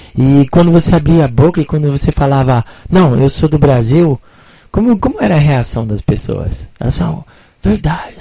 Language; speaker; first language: Portuguese; native; Portuguese